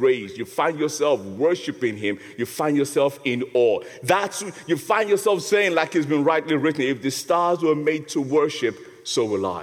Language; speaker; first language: English; non-native, local second language; Yoruba